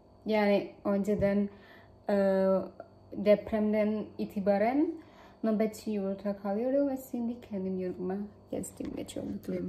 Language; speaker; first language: Turkish; non-native, learner; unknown